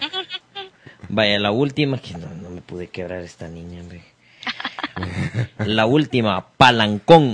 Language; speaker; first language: Spanish; native; Spanish